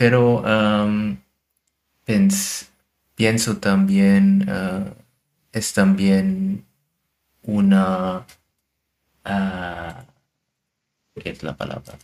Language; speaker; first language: Spanish; non-native, learner; German